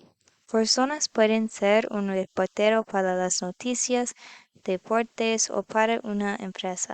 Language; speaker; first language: Spanish; non-native, learner; English